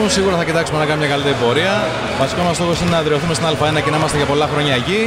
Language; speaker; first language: Greek; native; Greek